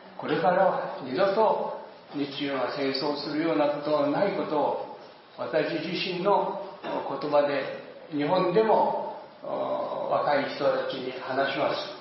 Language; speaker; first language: Japanese; native; Japanese